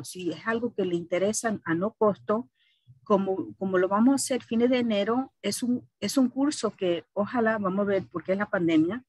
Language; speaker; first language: Spanish; early bilingual, heritage; Spanish